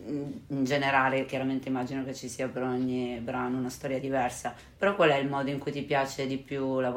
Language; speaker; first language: Italian; native; Italian